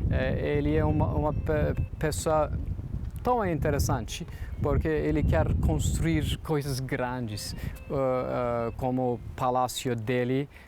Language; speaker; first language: Portuguese; non-native, learner; Turkish